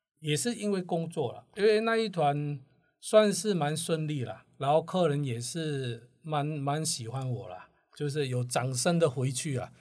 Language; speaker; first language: Chinese; non-native, local second language; Cantonese